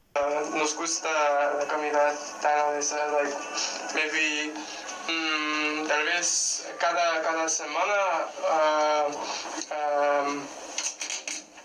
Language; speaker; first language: Spanish; non-native, learner; English